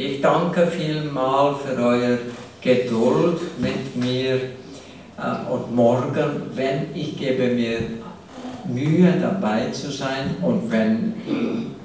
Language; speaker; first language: German; non-native, fluent; English